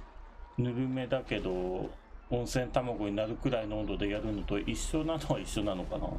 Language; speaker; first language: Japanese; native; Japanese